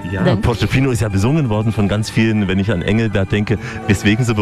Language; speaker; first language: German; native; German